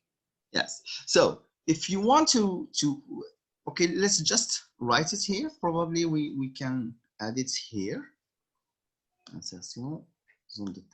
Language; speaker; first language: English; non-native, fluent; Arabic